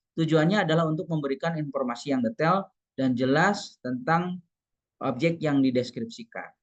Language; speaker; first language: Indonesian; non-native, local second language; Sundanese